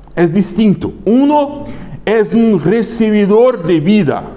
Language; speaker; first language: Spanish; non-native, learner; Portuguese